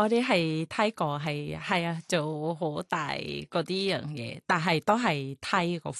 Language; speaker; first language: Cantonese; non-native, learner; Thai